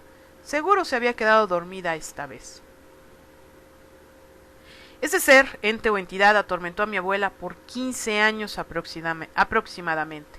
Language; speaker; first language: Spanish; native; Spanish